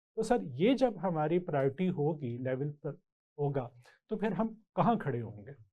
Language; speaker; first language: Urdu; native; Urdu